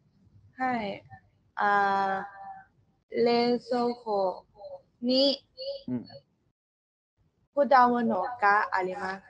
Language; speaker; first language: Japanese; non-native, learner; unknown